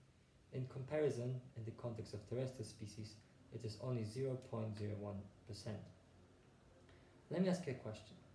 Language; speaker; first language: English; non-native, fluent; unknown